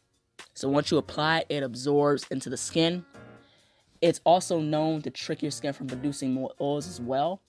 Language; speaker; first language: English; native; English